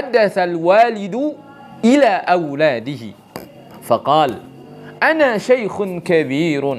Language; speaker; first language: Arabic; non-native, fluent; Indonesian